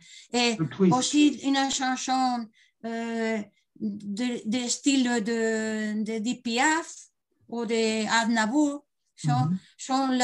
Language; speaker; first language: French; non-native, learner; Spanish